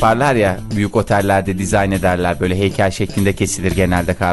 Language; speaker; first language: Turkish; native; Turkish